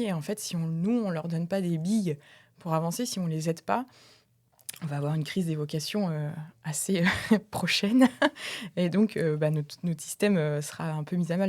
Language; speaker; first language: French; native; French